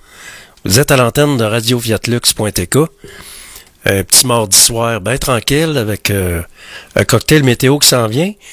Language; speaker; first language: French; native; French